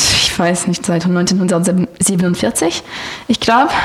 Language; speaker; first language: German; non-native, learner; French